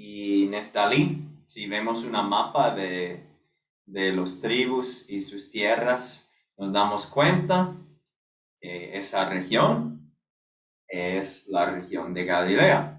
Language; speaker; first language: Spanish; non-native, fluent; English